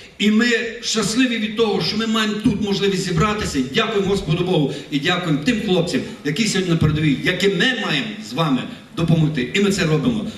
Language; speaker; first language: Ukrainian; native; Ukrainian